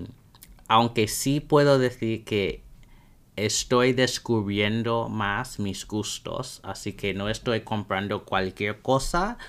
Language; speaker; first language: Spanish; non-native, fluent; English